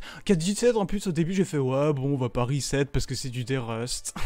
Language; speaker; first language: French; native; French